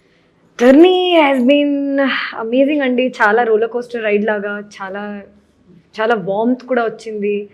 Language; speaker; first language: Telugu; non-native, local second language; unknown